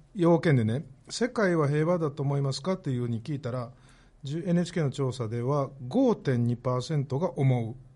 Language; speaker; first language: Japanese; native; Japanese